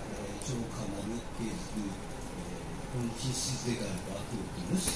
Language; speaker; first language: Turkish; non-native, learner; Japanese